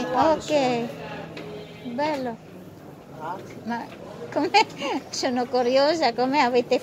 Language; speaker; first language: Italian; non-native, fluent; Filipino